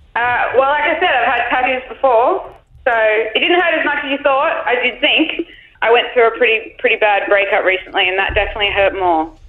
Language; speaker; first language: English; native; English